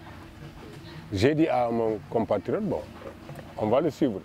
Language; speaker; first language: French; non-native, local second language; Wolof